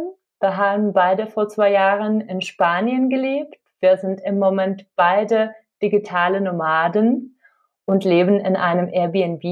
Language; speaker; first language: German; non-native, fluent; Czech